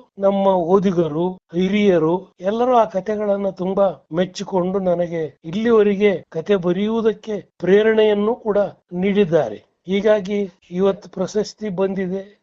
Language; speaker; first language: Kannada; native; Kannada